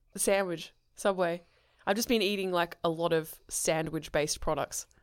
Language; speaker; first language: English; native; English